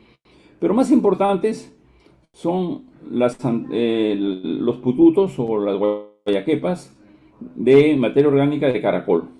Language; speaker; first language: Spanish; native; Spanish